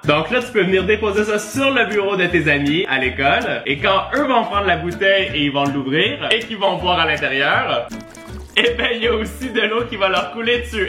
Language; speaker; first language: French; native; French